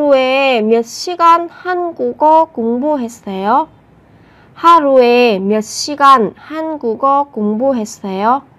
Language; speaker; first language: Korean; non-native, fluent; Vietnamese